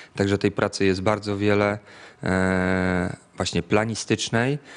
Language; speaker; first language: Polish; native; Polish